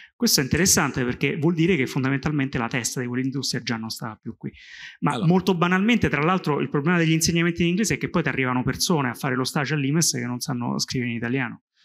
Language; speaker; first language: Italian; native; Italian